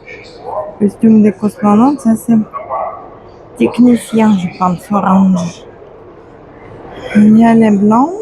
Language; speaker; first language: French; non-native, fluent; Russian